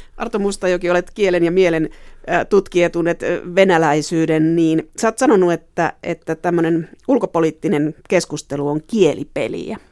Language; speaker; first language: Finnish; native; Finnish